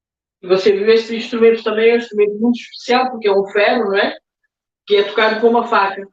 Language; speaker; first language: Portuguese; non-native, local second language; Kabuverdianu